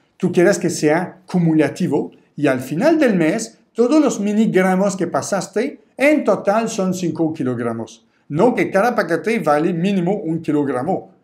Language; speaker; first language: Spanish; non-native, fluent; French